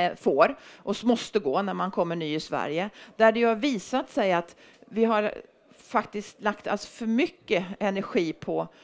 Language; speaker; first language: Swedish; native; Swedish